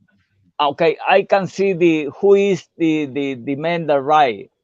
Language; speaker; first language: English; non-native, learner; Spanish